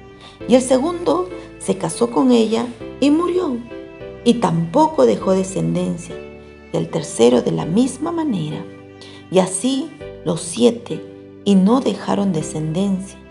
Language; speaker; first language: Spanish; native; Spanish